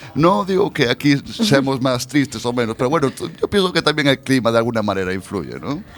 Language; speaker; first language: Spanish; native; Spanish